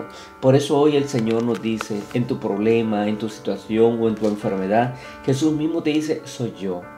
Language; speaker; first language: Spanish; native; Spanish